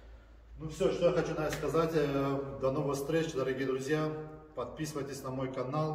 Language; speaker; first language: Russian; early bilingual, heritage; Russian